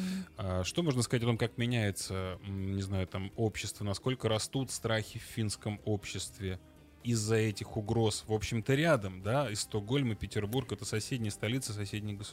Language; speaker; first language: Russian; native; Russian